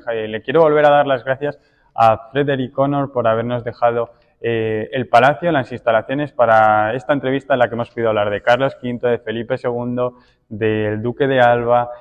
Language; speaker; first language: Spanish; native; Spanish